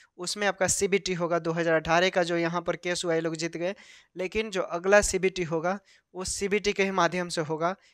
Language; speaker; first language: Hindi; native; Hindi